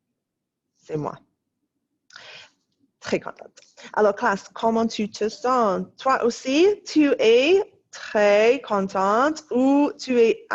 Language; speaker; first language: French; non-native, fluent; English